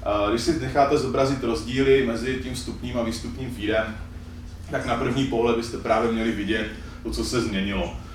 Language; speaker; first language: Czech; native; Czech